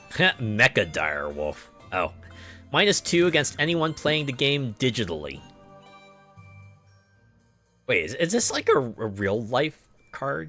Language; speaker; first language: English; native; English